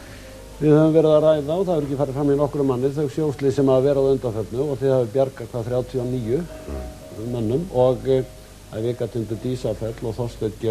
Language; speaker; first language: Icelandic; native; Icelandic